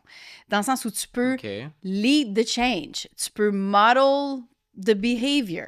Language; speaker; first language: French; native; French